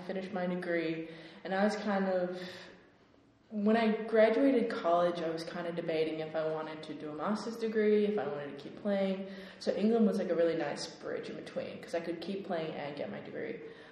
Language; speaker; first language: English; native; English